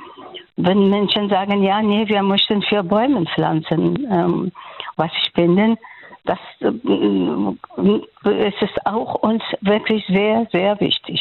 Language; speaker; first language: German; non-native, fluent; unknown